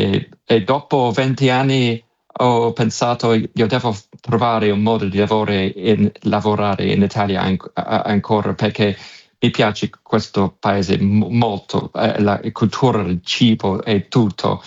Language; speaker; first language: Italian; non-native, fluent; English